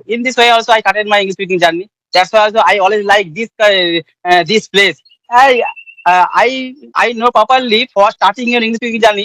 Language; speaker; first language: English; non-native, learner; Bangla